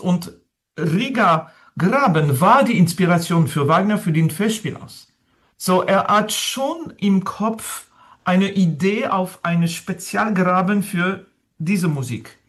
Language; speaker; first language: German; non-native, learner; French